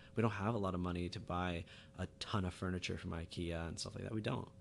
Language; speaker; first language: English; native; English